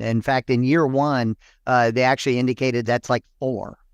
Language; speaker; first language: English; native; English